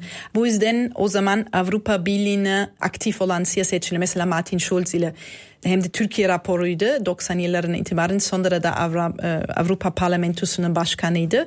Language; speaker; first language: Turkish; non-native, fluent; German